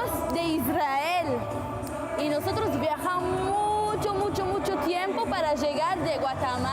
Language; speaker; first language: Spanish; non-native, learner; Hebrew